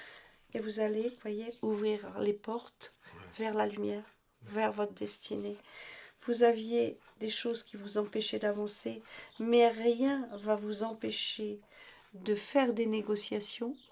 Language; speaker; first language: French; native; French